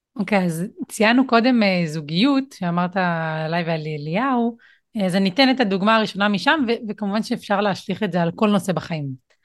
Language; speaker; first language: Hebrew; native; Hebrew